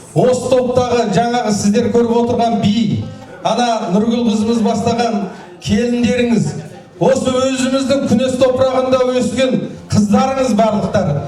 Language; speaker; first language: Kazakh; native; Kazakh